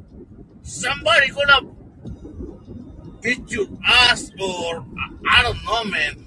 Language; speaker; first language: English; non-native, learner; Spanish